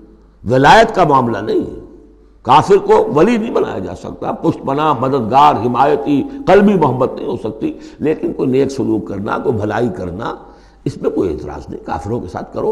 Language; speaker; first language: Urdu; native; Urdu